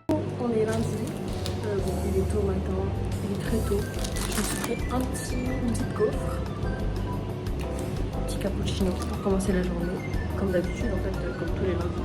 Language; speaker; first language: French; native; French